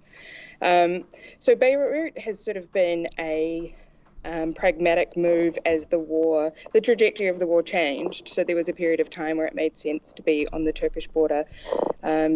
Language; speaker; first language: English; native; English